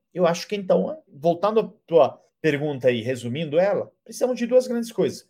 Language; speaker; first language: Portuguese; non-native, fluent; Italian